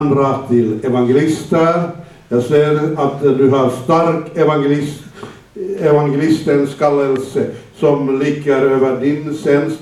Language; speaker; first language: Swedish; non-native, fluent; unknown